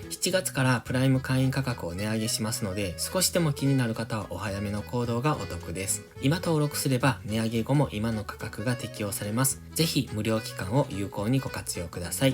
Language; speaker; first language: Japanese; native; Japanese